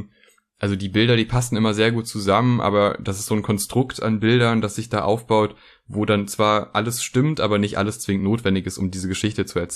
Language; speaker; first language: German; native; German